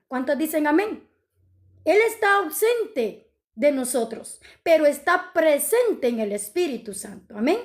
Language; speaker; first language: Spanish; native; Spanish